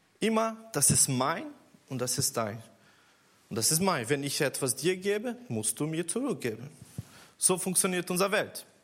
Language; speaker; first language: German; non-native, learner; Portuguese